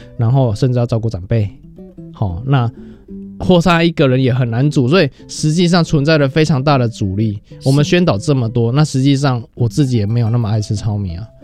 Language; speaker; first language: Chinese; native; Chinese